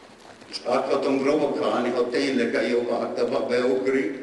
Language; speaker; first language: Hungarian; non-native, learner; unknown